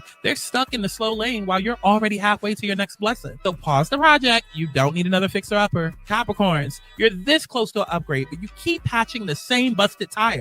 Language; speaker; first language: English; native; English